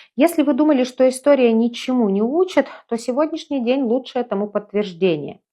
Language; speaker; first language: Russian; native; Russian